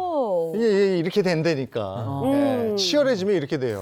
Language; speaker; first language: Korean; native; Korean